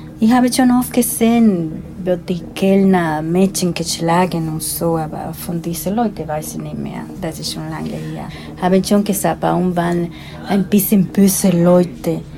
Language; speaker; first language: German; non-native, learner; Spanish